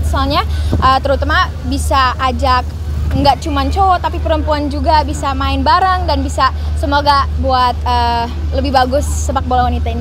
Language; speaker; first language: Indonesian; early bilingual, heritage; Indonesian